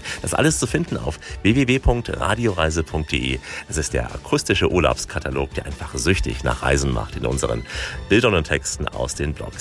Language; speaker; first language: German; native; German